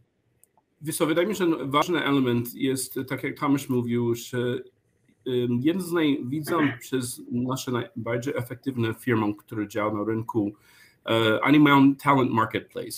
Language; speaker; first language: Polish; non-native, learner; English